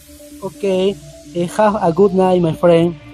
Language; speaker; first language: English; non-native, learner; Spanish